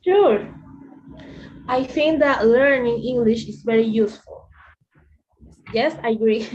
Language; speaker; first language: English; non-native, fluent; Spanish